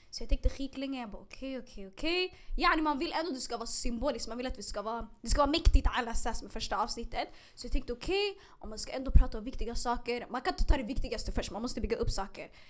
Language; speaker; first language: Swedish; early bilingual, other home language; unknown